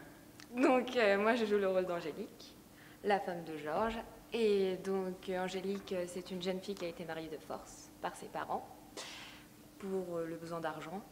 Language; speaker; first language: French; native; French